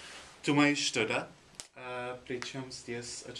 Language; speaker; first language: Russian; non-native, learner; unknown